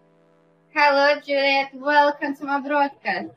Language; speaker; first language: English; non-native, learner; Russian